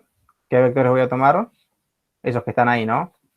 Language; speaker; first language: Spanish; native; Spanish